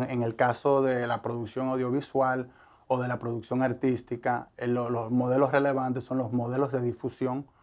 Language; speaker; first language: Spanish; native; Spanish